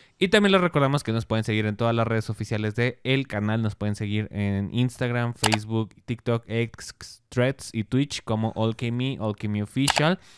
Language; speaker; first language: Spanish; native; Spanish